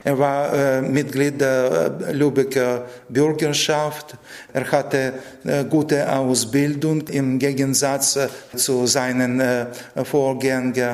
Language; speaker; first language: German; non-native, fluent; Russian